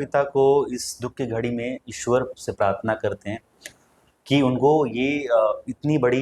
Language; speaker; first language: Hindi; native; Hindi